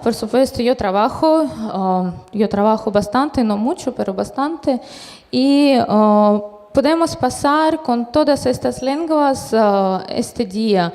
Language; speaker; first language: Spanish; non-native, fluent; Russian